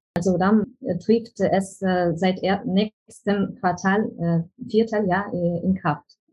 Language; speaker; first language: German; non-native, fluent; Ukrainian